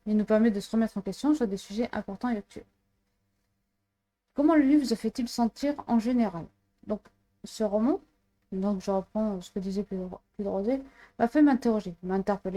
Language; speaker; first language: French; native; French